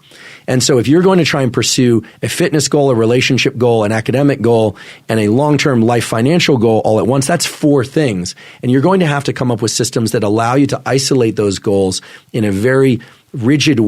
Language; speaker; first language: English; native; English